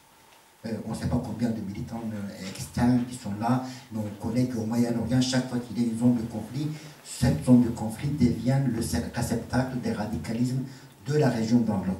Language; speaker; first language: French; non-native, fluent; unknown